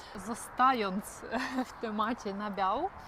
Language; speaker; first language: Polish; non-native, learner; Ukrainian